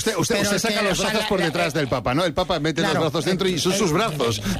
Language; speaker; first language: Spanish; native; Spanish